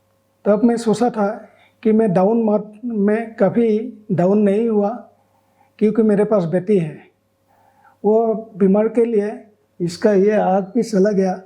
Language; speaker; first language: Hindi; non-native, local second language; Assamese